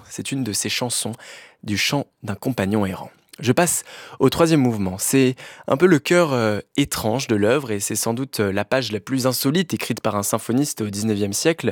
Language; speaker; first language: French; native; French